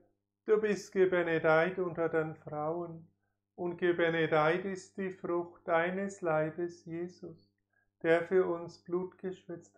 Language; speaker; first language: German; native; German